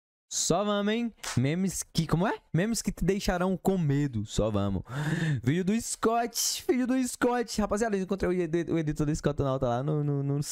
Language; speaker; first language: Portuguese; native; Portuguese